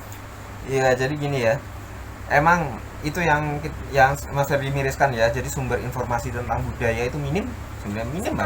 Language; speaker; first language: Indonesian; native; Indonesian